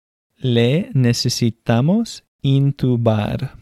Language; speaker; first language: Spanish; non-native, fluent; English